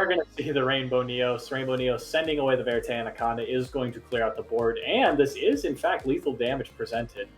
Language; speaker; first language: English; native; English